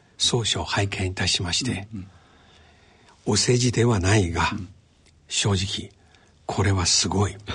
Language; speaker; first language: Japanese; non-native, fluent; Chinese